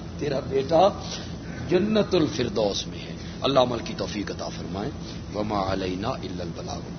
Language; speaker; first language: Urdu; non-native, local second language; Punjabi